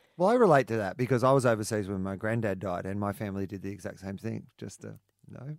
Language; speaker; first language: English; native; English